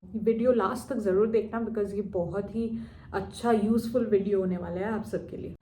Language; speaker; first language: Hindi; non-native, local second language; Assamese